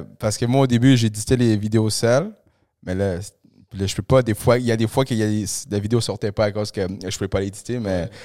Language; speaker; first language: French; early bilingual, other home language; Spanish